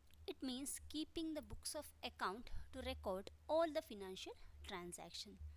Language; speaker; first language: English; non-native, local second language; Kannada